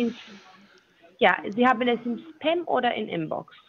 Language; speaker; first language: German; non-native, learner; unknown